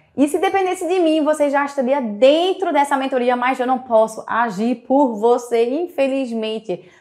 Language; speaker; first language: Portuguese; native; Portuguese